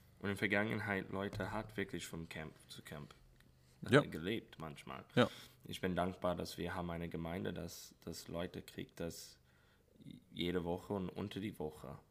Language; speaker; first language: German; non-native, learner; English